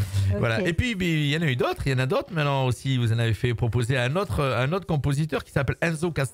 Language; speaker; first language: French; native; French